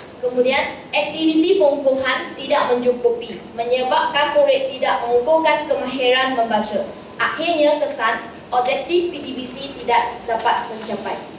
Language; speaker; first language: Malay; non-native, local second language; Chinese